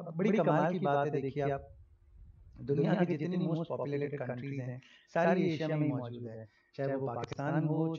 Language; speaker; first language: Hindi; non-native, local second language; Rajasthani